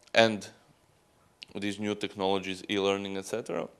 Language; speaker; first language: English; non-native, fluent; Croatian